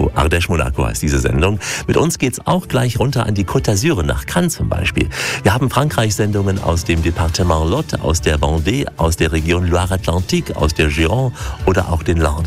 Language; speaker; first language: German; native; German